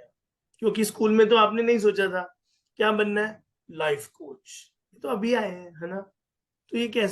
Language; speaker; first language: Hindi; native; Hindi